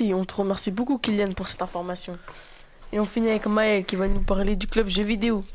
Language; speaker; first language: French; native; French